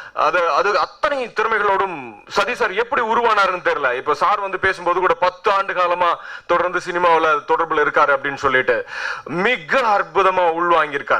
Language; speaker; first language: Tamil; native; Tamil